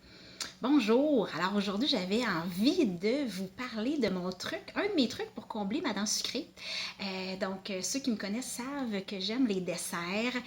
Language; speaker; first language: French; native; French